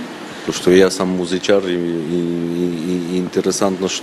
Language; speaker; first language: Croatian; non-native, fluent; Armenian